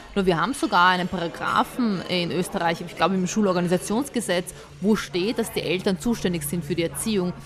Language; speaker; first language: German; early bilingual, other home language; Bosnian